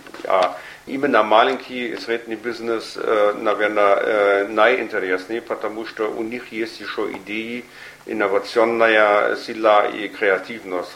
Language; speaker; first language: Russian; non-native, fluent; German